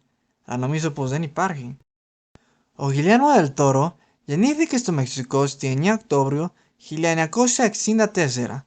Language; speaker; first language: Greek; non-native, learner; Spanish